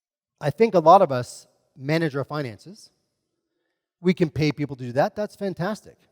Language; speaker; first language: English; native; English